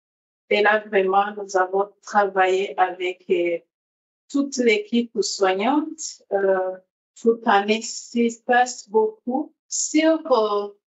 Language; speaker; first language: French; non-native, local second language; Rundi